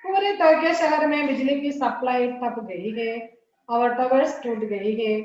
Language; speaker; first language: Hindi; non-native, local second language; Malayalam